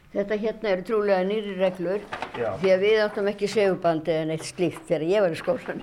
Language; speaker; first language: Icelandic; native; Icelandic